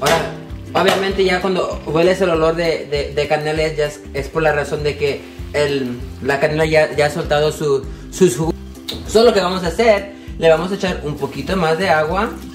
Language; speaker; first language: Spanish; early bilingual, heritage; Spanish